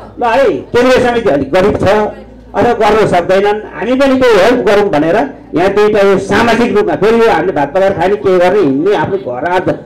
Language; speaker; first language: Nepali; non-native, local second language; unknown